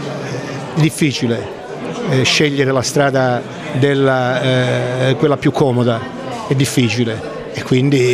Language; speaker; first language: Italian; native; Italian